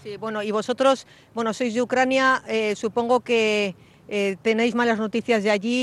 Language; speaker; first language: Spanish; native; Spanish